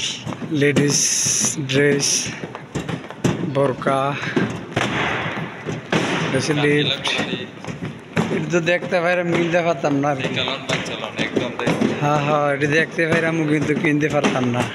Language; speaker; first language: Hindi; non-native, learner; Bangla